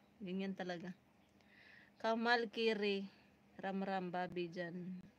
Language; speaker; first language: Filipino; non-native, local second language; Waray